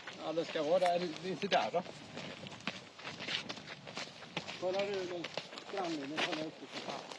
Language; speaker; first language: Swedish; native; Swedish